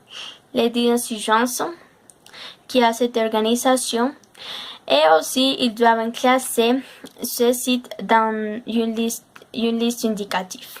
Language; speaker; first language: French; non-native, learner; Spanish